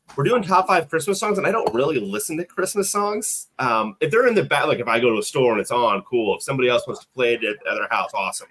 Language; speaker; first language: English; native; English